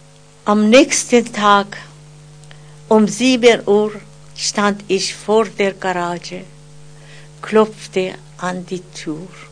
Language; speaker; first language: German; non-native, fluent; Persian